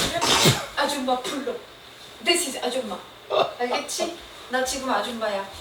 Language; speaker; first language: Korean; non-native, learner; Arabic